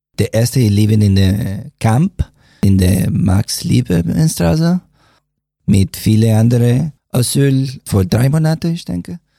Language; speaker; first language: German; non-native, learner; Spanish